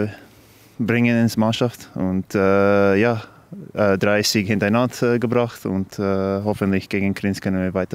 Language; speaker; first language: German; non-native, learner; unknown